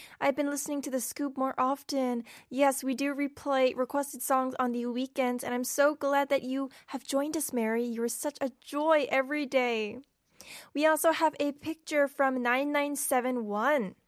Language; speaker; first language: English; non-native, fluent; Korean